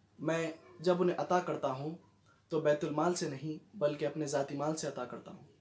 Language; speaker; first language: Urdu; native; Urdu